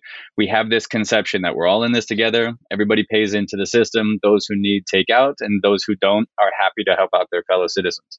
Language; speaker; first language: English; native; English